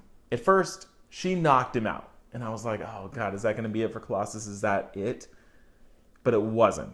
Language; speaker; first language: English; native; English